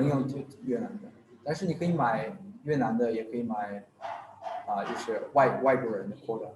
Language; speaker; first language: Chinese; non-native, fluent; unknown